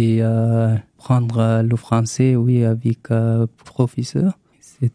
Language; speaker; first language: French; non-native, learner; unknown